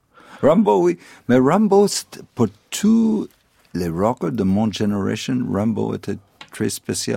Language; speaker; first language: French; non-native, fluent; English